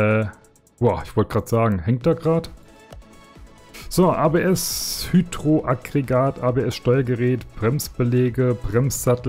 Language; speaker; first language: German; native; German